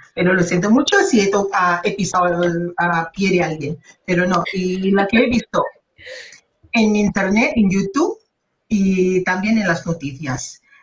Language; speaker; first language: Spanish; non-native, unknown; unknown